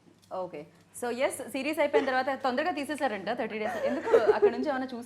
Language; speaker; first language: Telugu; native; Telugu